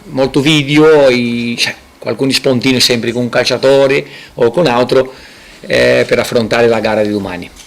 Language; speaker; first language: Italian; non-native, fluent; Portuguese